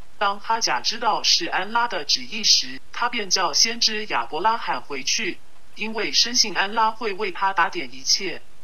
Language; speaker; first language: Chinese; non-native, local second language; Cantonese